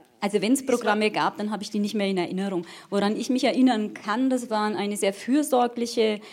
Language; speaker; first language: German; early bilingual, other home language; Portuguese